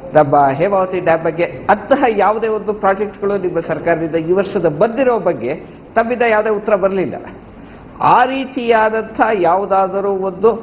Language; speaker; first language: Kannada; native; Kannada